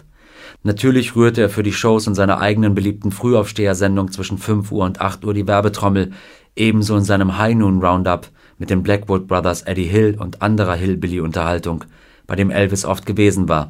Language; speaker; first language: German; native; German